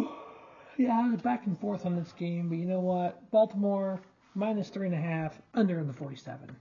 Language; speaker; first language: English; native; English